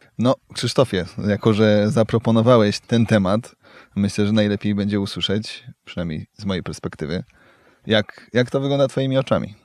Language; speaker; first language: Polish; native; Polish